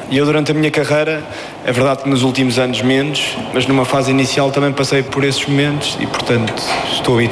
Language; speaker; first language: Portuguese; native; Portuguese